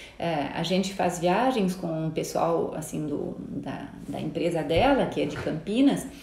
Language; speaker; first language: Portuguese; non-native, fluent; French